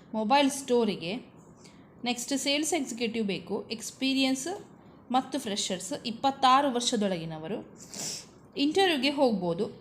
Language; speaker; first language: Kannada; native; Kannada